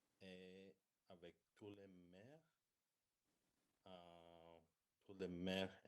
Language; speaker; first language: French; non-native, learner; Spanish